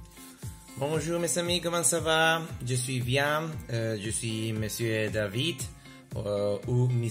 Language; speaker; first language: French; non-native, learner; Spanish